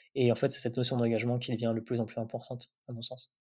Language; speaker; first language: French; native; French